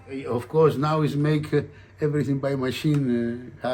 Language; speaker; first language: English; non-native, learner; Greek